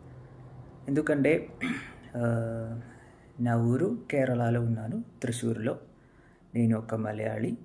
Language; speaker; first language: Telugu; non-native, learner; Malayalam